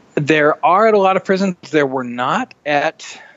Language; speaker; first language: English; native; English